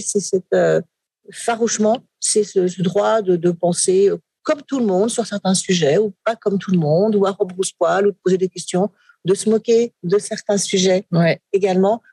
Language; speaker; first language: French; native; French